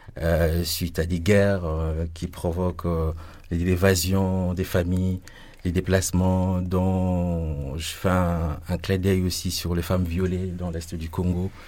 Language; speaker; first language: French; non-native, local second language; Lingala